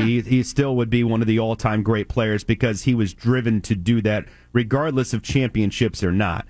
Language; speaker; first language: English; native; English